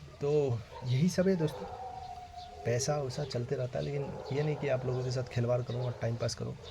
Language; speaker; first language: Hindi; non-native, local second language; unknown